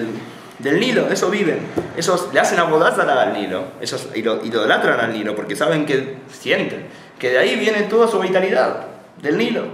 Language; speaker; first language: Spanish; native; Spanish